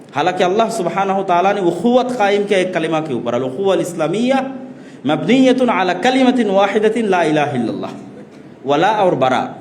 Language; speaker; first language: Urdu; non-native, fluent; Bangla